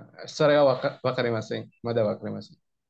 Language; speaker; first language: Japanese; non-native, learner; Indonesian